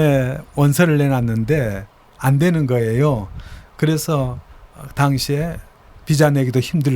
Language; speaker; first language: Korean; native; Korean